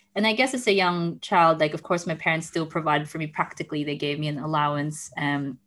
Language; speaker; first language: English; non-native, local second language; Filipino